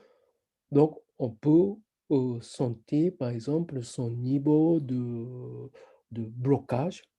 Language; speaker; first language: French; non-native, fluent; Japanese